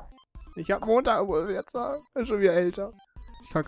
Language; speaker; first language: German; native; German